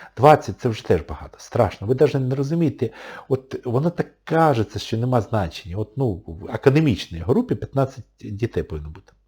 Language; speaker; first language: Ukrainian; non-native, local second language; Russian